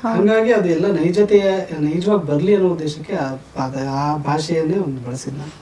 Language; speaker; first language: Kannada; native; Kannada